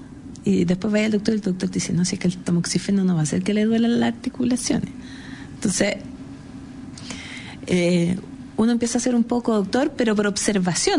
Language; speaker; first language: Spanish; native; Spanish